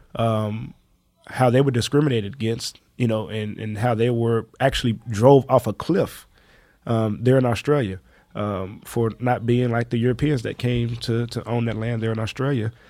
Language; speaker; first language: English; native; English